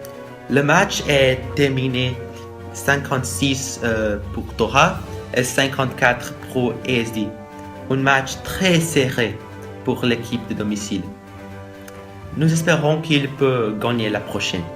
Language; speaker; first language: French; non-native, learner; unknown